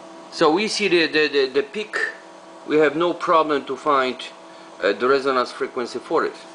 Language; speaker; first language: English; non-native, fluent; Polish